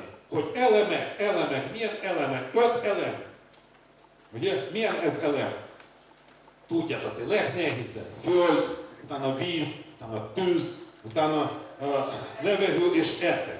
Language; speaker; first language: Hungarian; non-native, learner; Russian